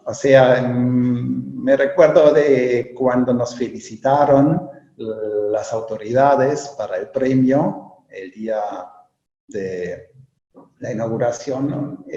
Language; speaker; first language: Spanish; non-native, fluent; German